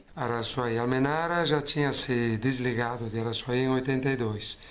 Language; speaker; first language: Portuguese; non-native, fluent; Italian